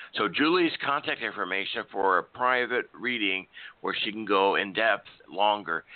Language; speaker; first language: English; native; English